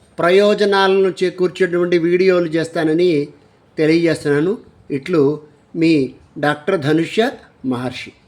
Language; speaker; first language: Telugu; native; Telugu